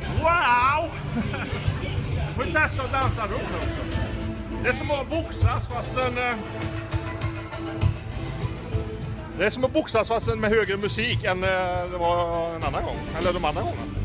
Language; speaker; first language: Swedish; native; Swedish